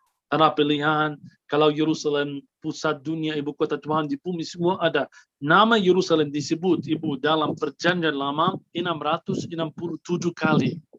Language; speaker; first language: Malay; non-native, fluent; Arabic